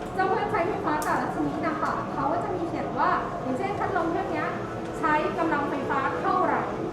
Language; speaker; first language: Thai; native; Thai